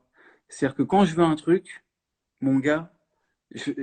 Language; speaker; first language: French; native; French